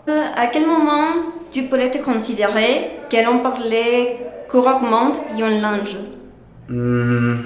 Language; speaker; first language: French; non-native, learner; Spanish